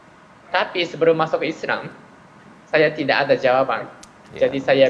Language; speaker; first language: Indonesian; non-native, fluent; Japanese